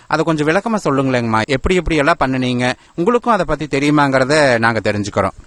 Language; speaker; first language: Tamil; native; Tamil